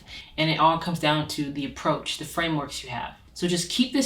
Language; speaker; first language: English; native; English